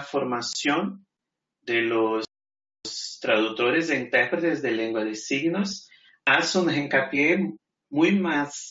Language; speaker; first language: Spanish; non-native, fluent; Portuguese